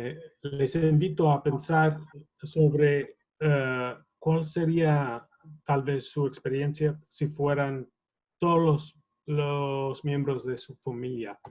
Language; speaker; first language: Spanish; non-native, fluent; English